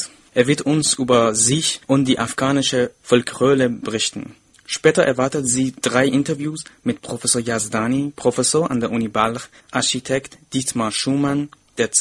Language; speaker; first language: German; non-native, fluent; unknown